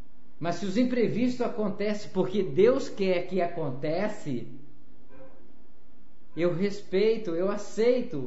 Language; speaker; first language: Portuguese; native; Portuguese